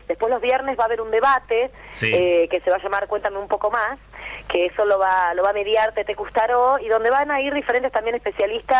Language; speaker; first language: Spanish; native; Spanish